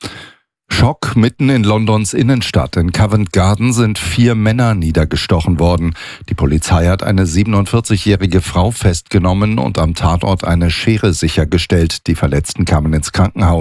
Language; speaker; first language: German; native; German